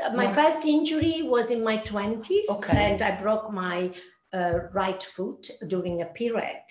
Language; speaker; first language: English; non-native, fluent; Italian